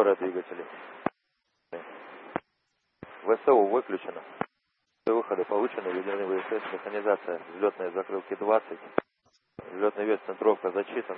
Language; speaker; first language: Russian; native; Russian